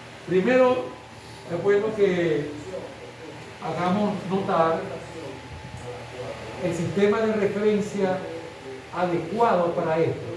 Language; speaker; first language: Spanish; native; Spanish